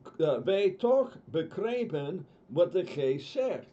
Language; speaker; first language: Dutch; non-native, fluent; English